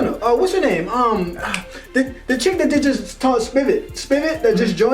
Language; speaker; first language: English; native; English